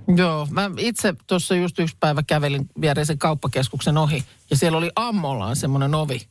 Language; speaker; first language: Finnish; native; Finnish